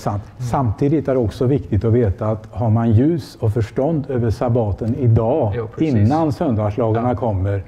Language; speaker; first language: Swedish; native; Swedish